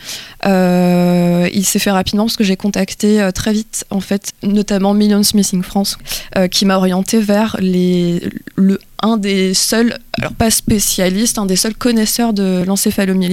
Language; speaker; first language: French; native; French